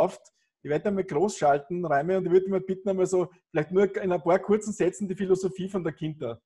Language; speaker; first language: German; native; German